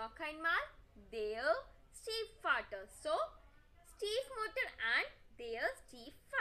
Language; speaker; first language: German; non-native, fluent; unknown